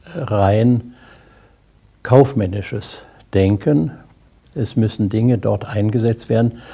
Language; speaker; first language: German; native; German